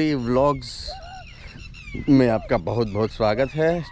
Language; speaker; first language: Hindi; non-native, local second language; Gujarati